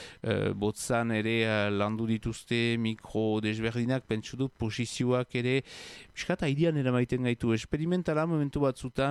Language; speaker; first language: Basque; native; Basque